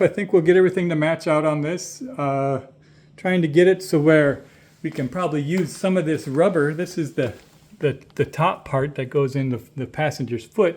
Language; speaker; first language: English; native; English